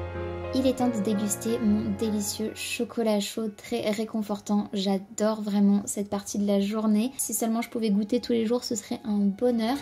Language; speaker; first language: French; native; French